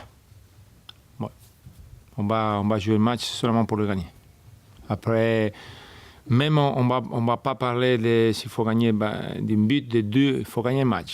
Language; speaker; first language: French; non-native, fluent; Spanish